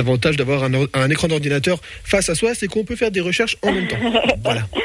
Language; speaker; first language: French; native; French